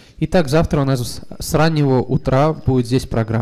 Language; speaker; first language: Russian; native; Russian